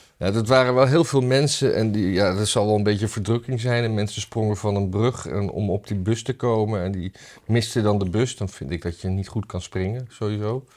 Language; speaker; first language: Dutch; native; Dutch